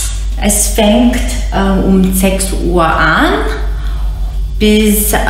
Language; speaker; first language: German; non-native, learner; English